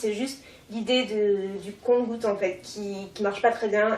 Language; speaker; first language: French; native; French